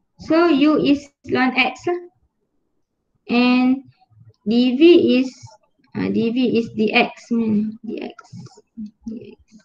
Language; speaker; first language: English; non-native, local second language; Malay